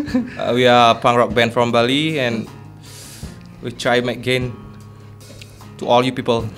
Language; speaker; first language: English; non-native, learner; Indonesian